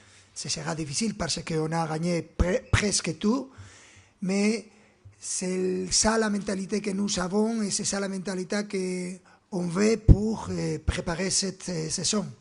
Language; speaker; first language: French; non-native, fluent; Spanish